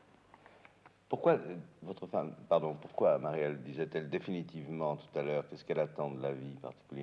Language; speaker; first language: French; native; French